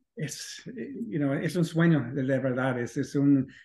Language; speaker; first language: Spanish; non-native, fluent; English